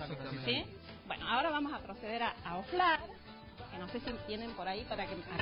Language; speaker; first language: Spanish; native; Spanish